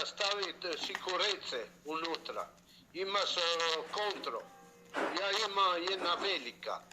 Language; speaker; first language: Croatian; non-native, learner; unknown